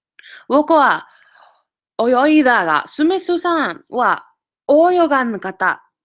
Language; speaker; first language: Japanese; non-native, fluent; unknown